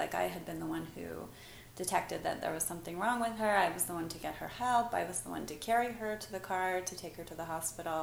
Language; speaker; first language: English; native; English